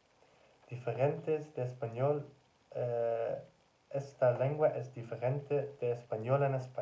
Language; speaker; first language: Spanish; non-native, learner; Dutch